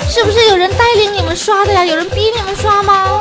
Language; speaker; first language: Chinese; native; Chinese